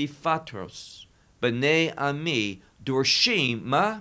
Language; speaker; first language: Hebrew; non-native, fluent; English